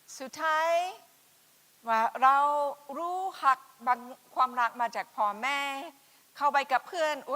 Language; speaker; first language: Thai; non-native, fluent; English